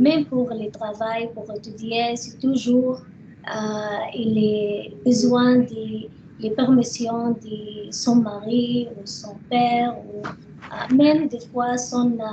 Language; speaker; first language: French; non-native, learner; Arabic